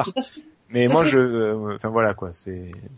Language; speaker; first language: French; native; French